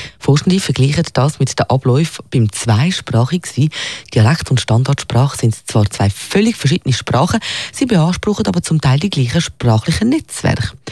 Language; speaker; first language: German; native; German